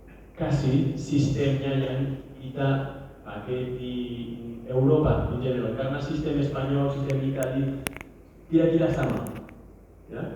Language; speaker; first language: Indonesian; non-native, learner; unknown